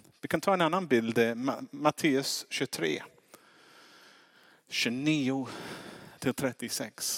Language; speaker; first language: Swedish; non-native, fluent; English